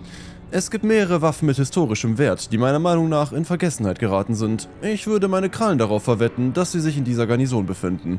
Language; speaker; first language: German; native; German